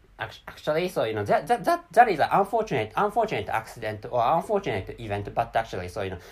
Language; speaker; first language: English; non-native, learner; Japanese